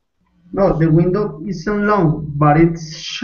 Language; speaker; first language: English; non-native, learner; Spanish